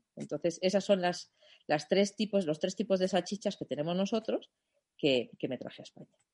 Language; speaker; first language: Spanish; non-native, fluent; German